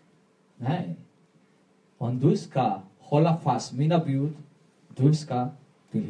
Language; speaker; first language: Swedish; non-native, learner; Spanish